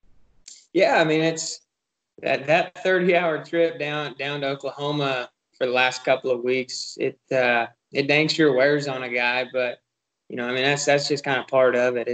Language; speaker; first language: English; native; English